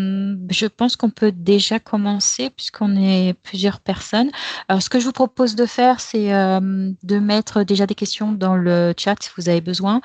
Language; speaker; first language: French; native; French